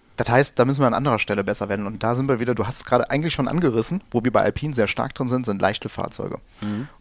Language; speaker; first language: German; native; German